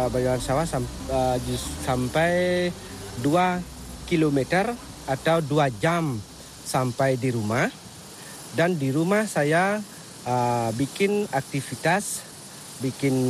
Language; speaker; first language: Indonesian; non-native, local second language; Balinese